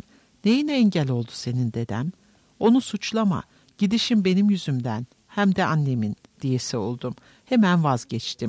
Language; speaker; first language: Turkish; native; Turkish